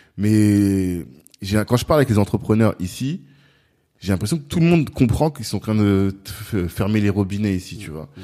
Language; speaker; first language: French; non-native, local second language; Sango